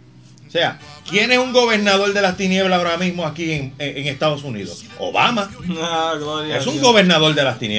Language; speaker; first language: Spanish; native; Spanish